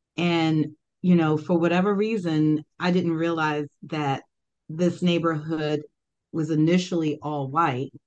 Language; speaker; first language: English; native; English